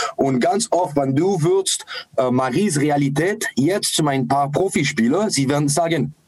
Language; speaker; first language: German; non-native, fluent; English